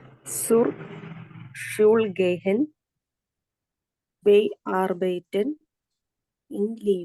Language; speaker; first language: German; non-native, learner; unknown